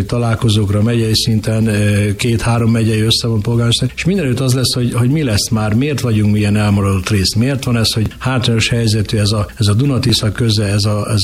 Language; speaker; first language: Hungarian; native; Hungarian